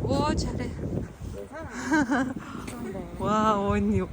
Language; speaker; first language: Korean; non-native, learner; Kazakh